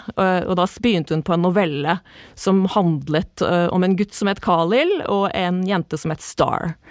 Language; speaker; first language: Norwegian; native; Norwegian